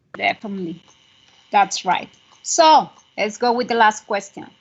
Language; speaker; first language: English; non-native, fluent; Spanish